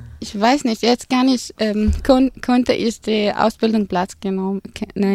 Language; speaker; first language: German; non-native, fluent; Arabic